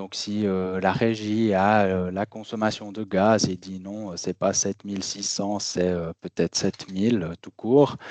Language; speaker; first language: French; native; French